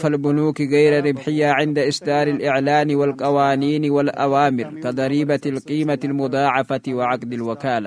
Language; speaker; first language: Arabic; non-native, fluent; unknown